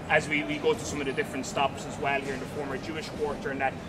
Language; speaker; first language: English; native; English